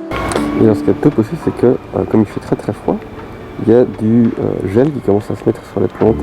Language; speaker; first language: French; native; French